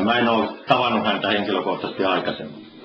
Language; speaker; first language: Finnish; native; Finnish